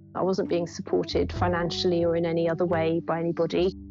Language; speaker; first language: English; native; English